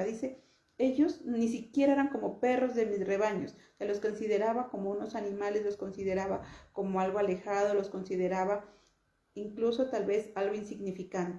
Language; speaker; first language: Spanish; native; Spanish